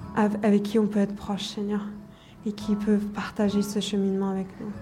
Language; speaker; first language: French; non-native, fluent; German